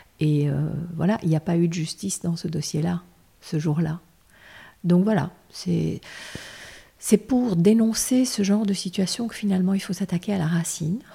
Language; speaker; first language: French; non-native, local second language; Armenian